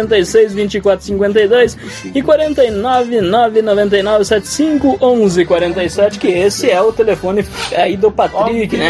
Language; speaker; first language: Portuguese; native; Portuguese